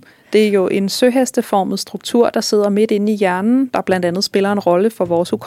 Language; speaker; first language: Danish; native; Danish